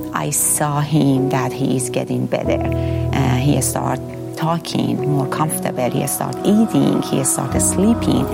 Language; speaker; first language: English; non-native, fluent; Persian